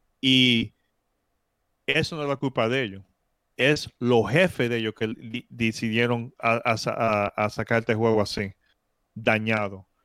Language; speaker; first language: Spanish; early bilingual, heritage; Spanish